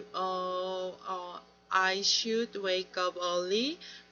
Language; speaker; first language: English; non-native, learner; Korean